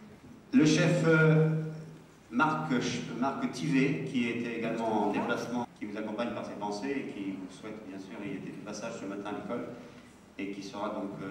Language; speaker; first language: French; native; French